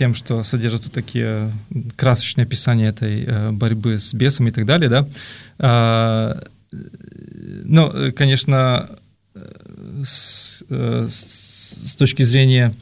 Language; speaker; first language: Russian; native; Russian